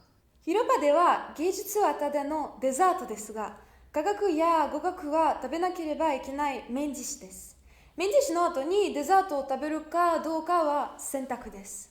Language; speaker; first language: Japanese; non-native, learner; Russian